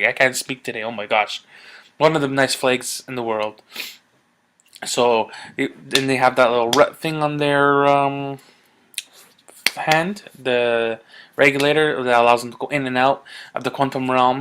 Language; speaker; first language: English; native; English